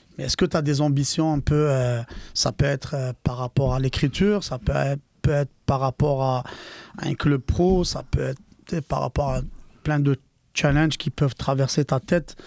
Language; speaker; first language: French; non-native, local second language; Arabic